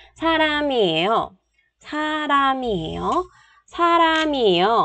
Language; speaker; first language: Korean; non-native, fluent; Vietnamese